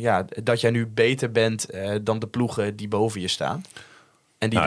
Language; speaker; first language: Dutch; native; Dutch